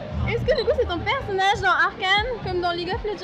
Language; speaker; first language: French; native; French